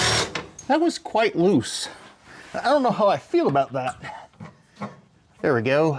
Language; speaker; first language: English; native; English